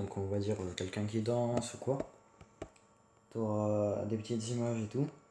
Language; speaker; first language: French; native; French